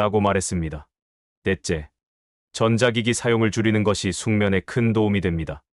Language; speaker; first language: Korean; native; Korean